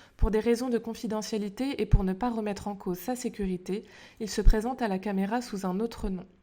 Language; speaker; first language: French; native; French